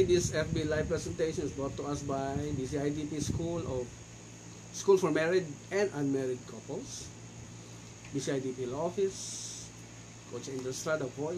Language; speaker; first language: English; non-native, local second language; Filipino